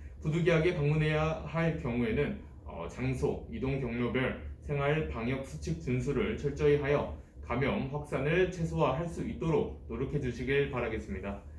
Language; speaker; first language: Korean; native; Korean